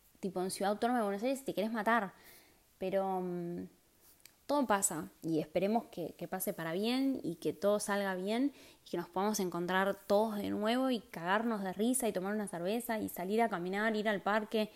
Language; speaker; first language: Spanish; native; Spanish